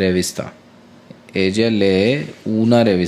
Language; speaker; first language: Spanish; non-native, learner; Hindi